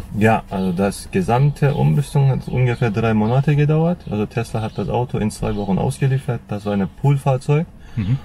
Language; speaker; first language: German; non-native, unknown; Turkish